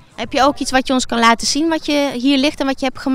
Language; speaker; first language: Dutch; native; Dutch